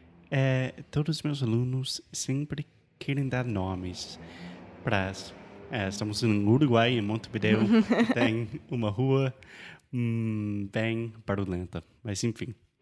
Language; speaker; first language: Portuguese; non-native, fluent; English